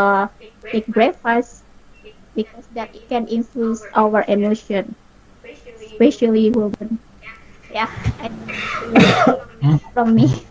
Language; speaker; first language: English; non-native, learner; Indonesian